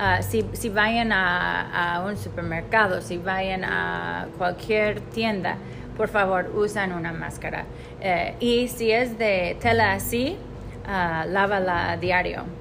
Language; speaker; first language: Spanish; non-native, fluent; English